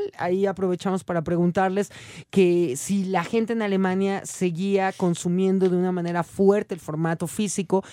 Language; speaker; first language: Spanish; native; Spanish